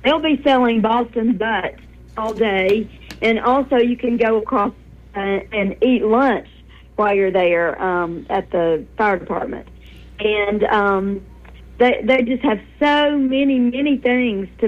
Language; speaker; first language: English; native; English